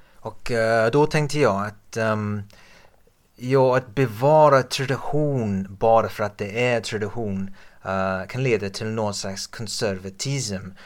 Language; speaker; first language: Swedish; non-native, fluent; English